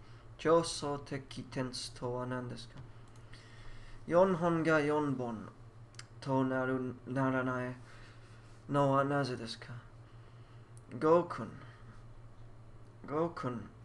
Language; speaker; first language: Japanese; non-native, learner; English